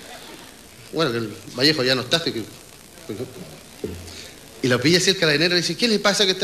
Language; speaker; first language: Spanish; native; Spanish